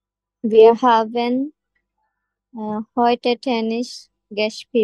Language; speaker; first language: German; non-native, learner; Bangla